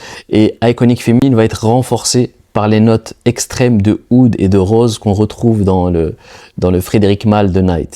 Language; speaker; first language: French; native; French